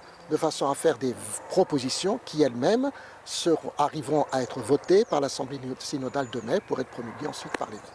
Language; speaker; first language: French; native; French